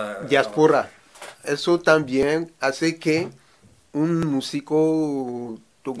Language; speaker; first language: Spanish; non-native, learner; Ewe